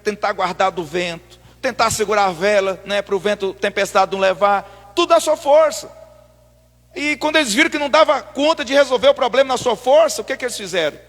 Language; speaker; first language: Portuguese; native; Portuguese